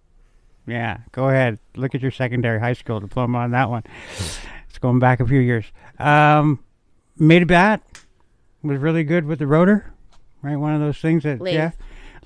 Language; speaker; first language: English; native; English